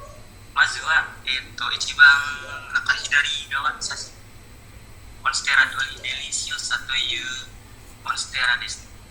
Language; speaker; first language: Japanese; non-native, learner; Indonesian